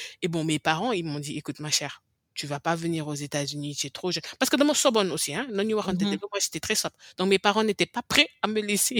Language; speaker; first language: French; non-native, local second language; English